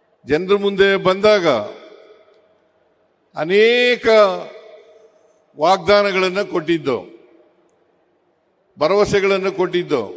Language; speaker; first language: Kannada; native; Kannada